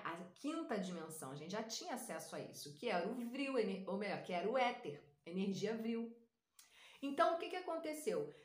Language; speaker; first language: Portuguese; native; Portuguese